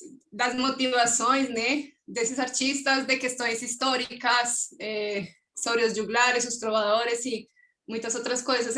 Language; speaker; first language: Portuguese; non-native, fluent; Spanish